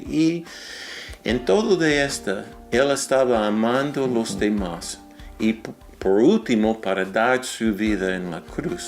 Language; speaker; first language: Spanish; non-native, fluent; English